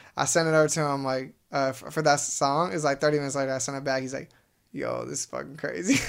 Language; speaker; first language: English; native; English